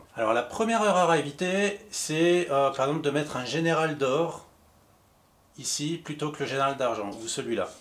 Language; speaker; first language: French; native; French